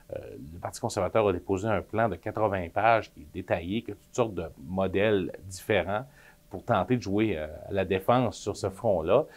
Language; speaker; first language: French; native; French